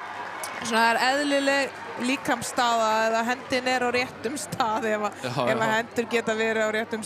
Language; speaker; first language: Icelandic; native; Icelandic